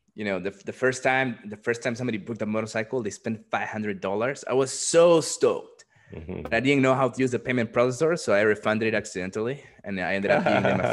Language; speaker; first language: English; non-native, fluent; Spanish